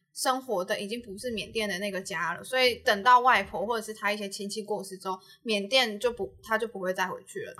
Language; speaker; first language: Chinese; native; Chinese